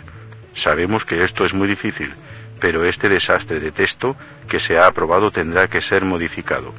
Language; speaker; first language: Spanish; native; Spanish